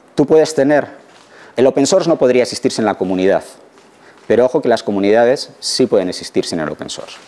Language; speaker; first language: Spanish; native; Spanish